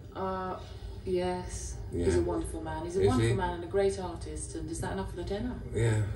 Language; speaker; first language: English; native; English